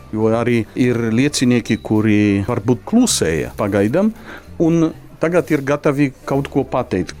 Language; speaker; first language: Latvian; non-native, fluent; Polish